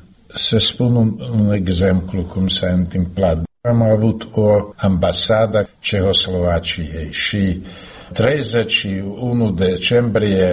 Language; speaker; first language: Romanian; non-native, learner; Slovak